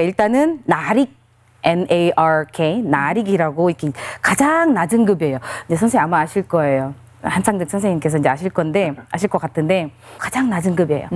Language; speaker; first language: Korean; non-native, fluent; Filipino